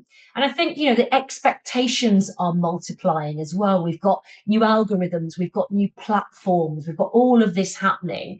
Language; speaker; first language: English; native; English